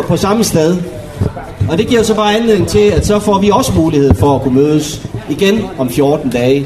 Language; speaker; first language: Danish; native; Danish